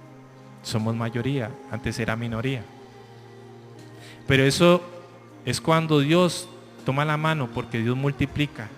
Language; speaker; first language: Spanish; native; Spanish